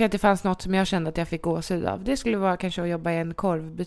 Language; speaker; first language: Swedish; native; Swedish